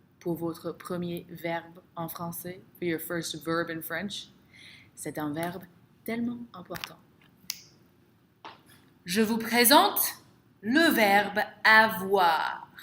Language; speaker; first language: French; non-native, fluent; English